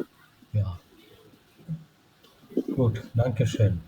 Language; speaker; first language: German; non-native, fluent; Bangla